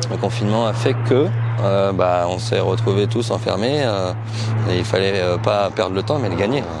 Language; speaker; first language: French; native; French